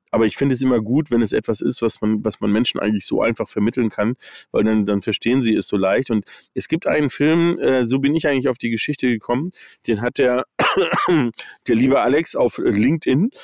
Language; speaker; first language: German; early bilingual, other home language; English